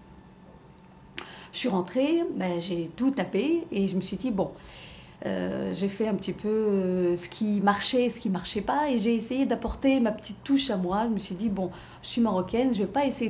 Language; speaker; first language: French; native; French